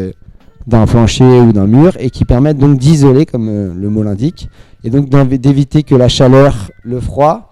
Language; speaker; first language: French; native; French